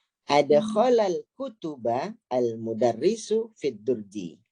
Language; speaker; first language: Arabic; non-native, fluent; Indonesian